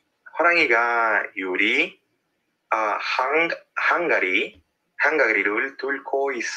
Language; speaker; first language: Korean; non-native, learner; English